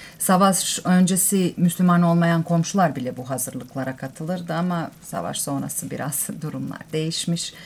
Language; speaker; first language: Turkish; non-native, fluent; Bosnian